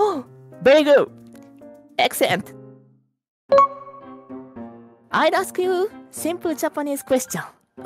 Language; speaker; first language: English; non-native, learner; Japanese